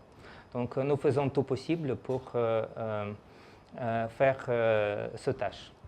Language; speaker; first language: French; non-native, fluent; Russian